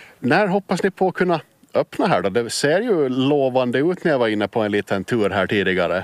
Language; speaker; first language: Swedish; native; Swedish